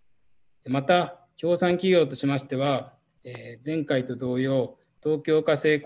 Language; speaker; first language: Japanese; native; Japanese